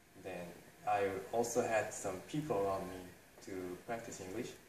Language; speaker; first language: English; non-native, fluent; Korean